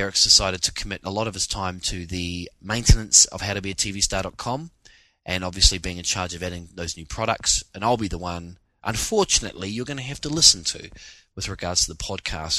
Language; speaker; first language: English; native; English